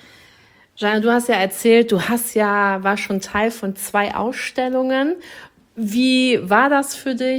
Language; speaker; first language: German; native; German